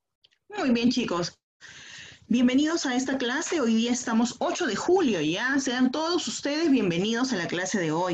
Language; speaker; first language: Spanish; native; Spanish